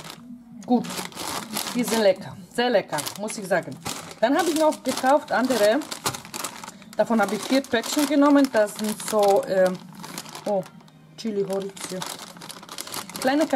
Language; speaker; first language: German; non-native, fluent; Polish